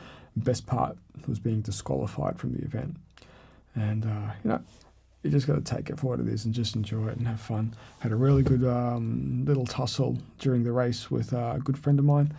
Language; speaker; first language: English; native; English